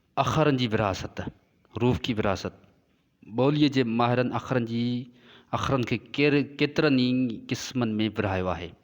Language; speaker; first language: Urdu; non-native, local second language; Sindhi